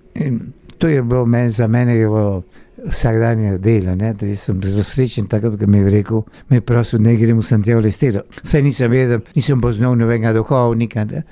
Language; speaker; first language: Slovenian; early bilingual, heritage; Slovenian